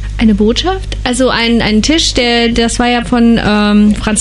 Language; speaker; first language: German; native; German